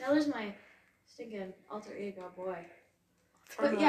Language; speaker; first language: English; native; English